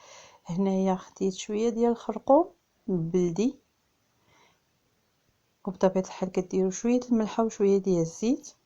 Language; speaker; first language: Arabic; native; Arabic